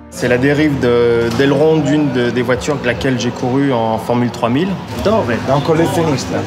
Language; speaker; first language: French; native; French